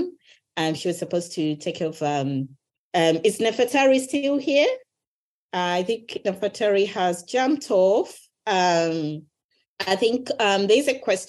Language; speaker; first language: English; non-native, local second language; Ganda